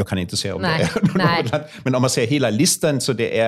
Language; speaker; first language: Swedish; non-native, fluent; German